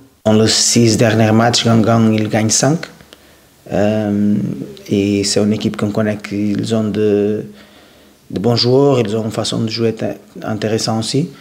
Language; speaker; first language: French; non-native, learner; Portuguese